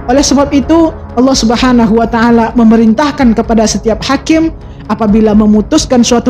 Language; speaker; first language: Indonesian; native; Indonesian